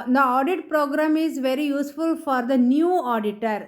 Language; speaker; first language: English; non-native, local second language; Kannada